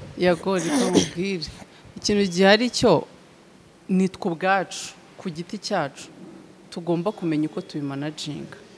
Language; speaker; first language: Kinyarwanda; native; Kinyarwanda